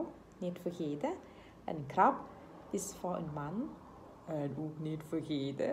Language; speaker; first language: Dutch; non-native, learner; Thai